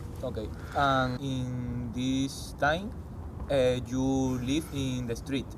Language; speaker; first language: English; non-native, learner; Spanish